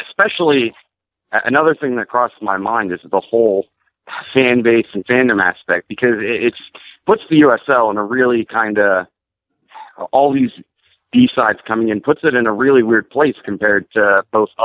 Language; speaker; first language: English; native; English